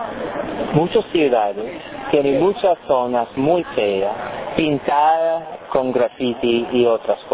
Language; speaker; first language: Spanish; non-native, learner; English